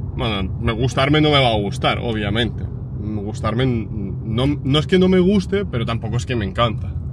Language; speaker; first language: Spanish; early bilingual, other home language; Ukrainian